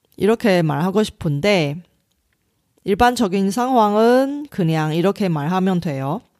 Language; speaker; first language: Korean; non-native, fluent; Chinese